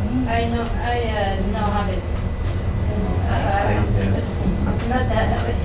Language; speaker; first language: English; non-native, learner; Arabic